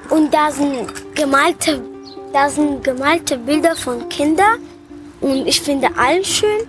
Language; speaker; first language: German; early bilingual, other home language; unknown